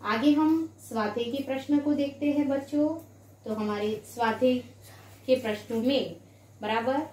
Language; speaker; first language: Hindi; non-native, local second language; Gujarati